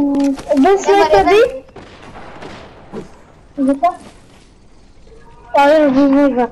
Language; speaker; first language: Swedish; early bilingual, other home language; Turkish